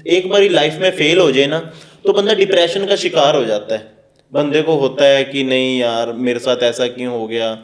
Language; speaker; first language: Hindi; non-native, local second language; Punjabi